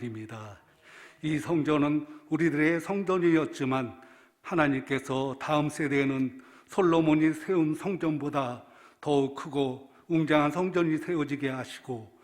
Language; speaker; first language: Korean; native; Korean